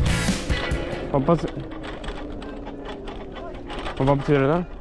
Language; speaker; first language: Swedish; native; Swedish